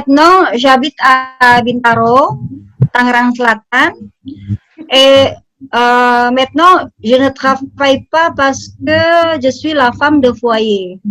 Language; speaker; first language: French; non-native, learner; Indonesian